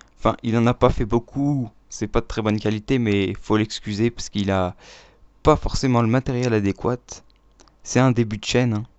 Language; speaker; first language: French; native; French